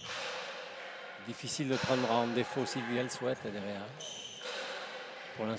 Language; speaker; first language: French; native; French